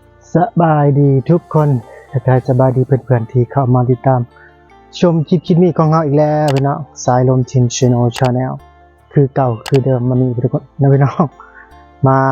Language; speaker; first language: Thai; non-native, local second language; Lao